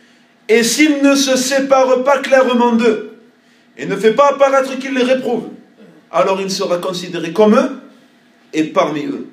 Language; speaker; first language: French; native; French